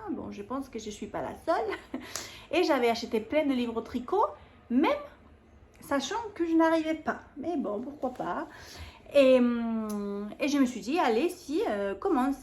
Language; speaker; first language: French; non-native, fluent; Spanish